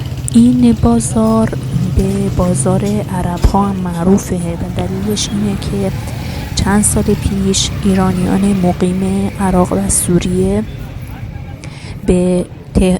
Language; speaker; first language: Persian; native; Persian